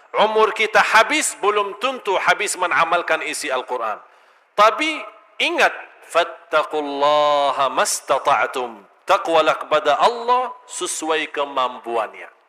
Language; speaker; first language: Malay; non-native, fluent; Arabic